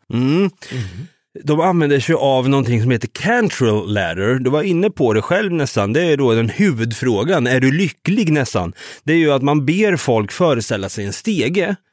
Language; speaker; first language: Swedish; native; Swedish